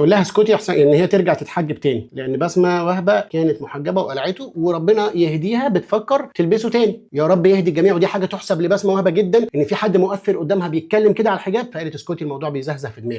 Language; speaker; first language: Arabic; native; Arabic